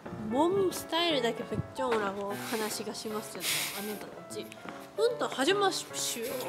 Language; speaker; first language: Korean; non-native, learner; Japanese